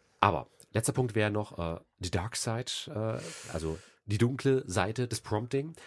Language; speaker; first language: German; native; German